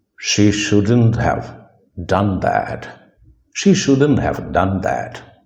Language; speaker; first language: English; non-native, local second language; Malayalam